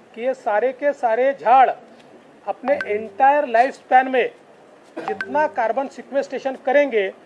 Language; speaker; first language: Hindi; non-native, local second language; Marathi